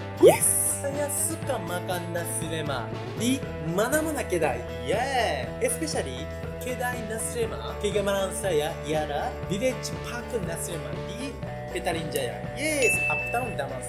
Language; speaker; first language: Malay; non-native, learner; Japanese